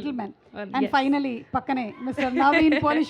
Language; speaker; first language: Telugu; native; Telugu